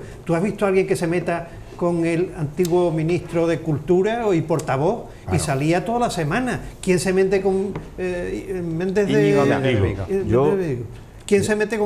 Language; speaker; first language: Spanish; native; Spanish